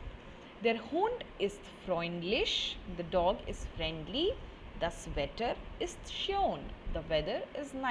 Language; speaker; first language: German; non-native, fluent; Hindi